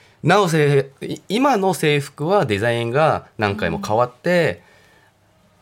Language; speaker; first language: Japanese; non-native, fluent; Korean